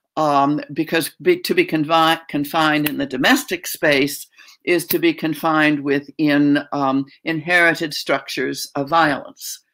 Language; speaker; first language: English; native; English